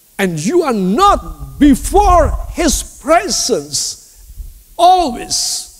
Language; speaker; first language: English; non-native, learner; Indonesian